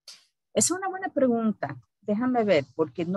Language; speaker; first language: Spanish; early bilingual, heritage; Spanish